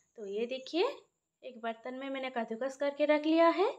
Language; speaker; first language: Hindi; non-native, local second language; Odia